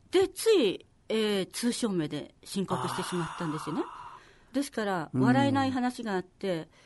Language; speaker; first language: Japanese; native; Japanese